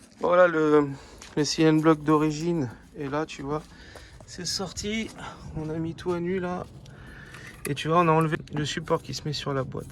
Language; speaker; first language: French; native; French